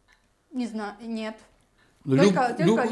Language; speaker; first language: Russian; non-native, learner; Estonian